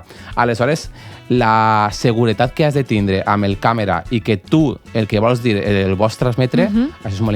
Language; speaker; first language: Catalan; native; Catalan